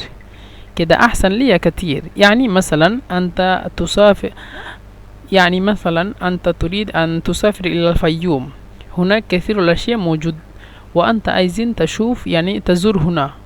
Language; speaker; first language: Egyptian Arabic; non-native, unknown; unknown